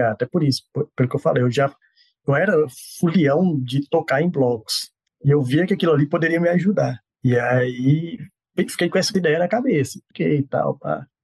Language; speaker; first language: Portuguese; native; Portuguese